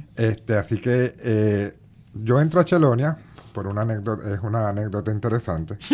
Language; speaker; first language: Spanish; native; Spanish